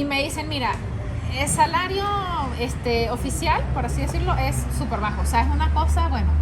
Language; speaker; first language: Spanish; native; Spanish